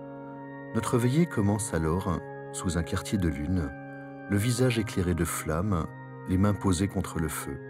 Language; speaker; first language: French; native; French